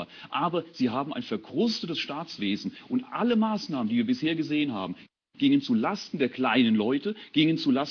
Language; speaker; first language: German; native; German